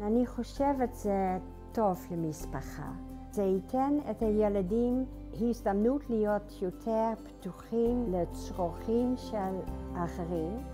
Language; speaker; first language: Hebrew; non-native, learner; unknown